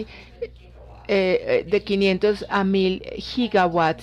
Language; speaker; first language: Spanish; non-native, fluent; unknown